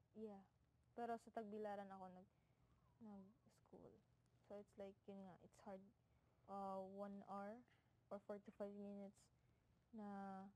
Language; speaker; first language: Filipino; non-native, local second language; Cebuano